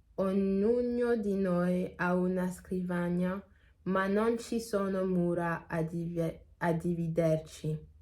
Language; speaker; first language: Italian; non-native, learner; English